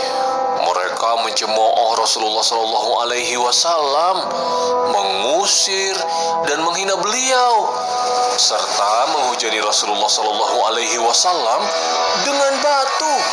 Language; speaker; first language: Indonesian; native; Indonesian